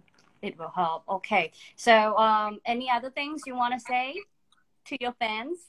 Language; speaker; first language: English; non-native, fluent; Thai